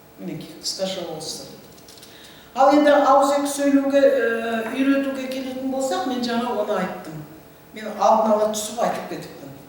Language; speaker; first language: Kazakh; native; Kazakh